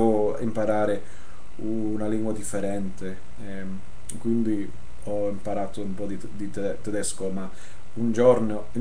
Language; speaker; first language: Italian; non-native, learner; English